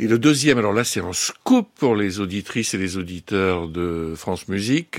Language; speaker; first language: French; native; French